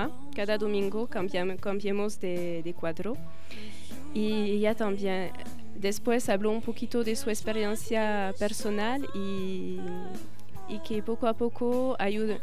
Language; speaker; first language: Spanish; non-native, fluent; French